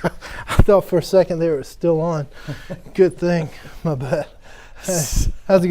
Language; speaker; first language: English; native; English